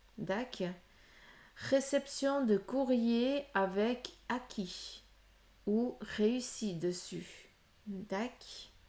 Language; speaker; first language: French; early bilingual, other home language; Portuguese